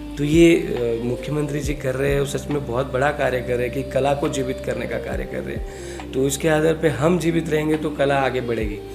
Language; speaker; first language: Hindi; non-native, local second language; Marathi